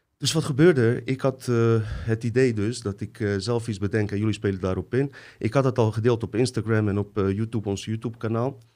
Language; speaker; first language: Dutch; early bilingual, other home language; Bosnian